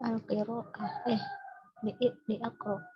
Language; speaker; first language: Arabic; non-native, learner; Indonesian